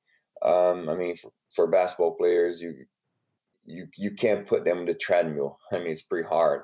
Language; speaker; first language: English; non-native, fluent; Portuguese